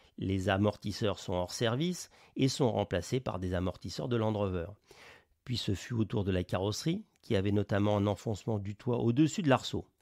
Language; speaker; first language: French; native; French